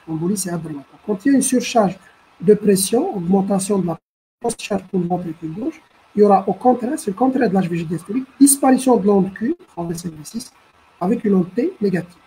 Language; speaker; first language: French; non-native, local second language; Arabic